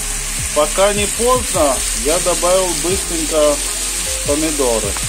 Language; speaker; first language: Russian; non-native, fluent; Hindi